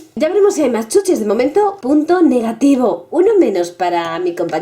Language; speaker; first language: Spanish; native; Spanish